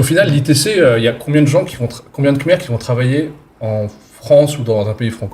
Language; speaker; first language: French; native; French